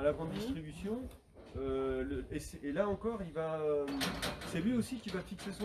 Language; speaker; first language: French; native; French